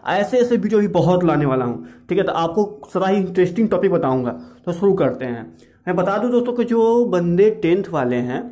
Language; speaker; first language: Hindi; native; Hindi